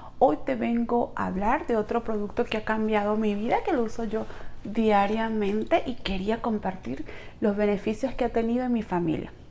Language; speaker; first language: Spanish; native; Spanish